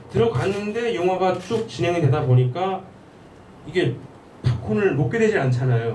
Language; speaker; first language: Korean; native; Korean